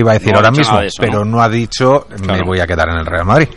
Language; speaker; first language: Spanish; native; Spanish